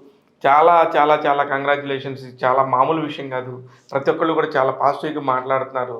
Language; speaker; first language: Telugu; native; Telugu